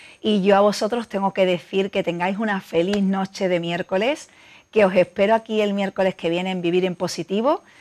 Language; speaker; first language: Spanish; native; Spanish